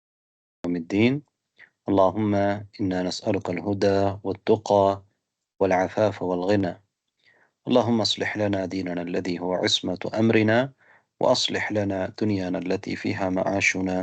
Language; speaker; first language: Arabic; non-native, fluent; Tamil